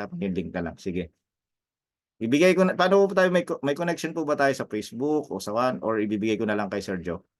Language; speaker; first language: Filipino; native; Filipino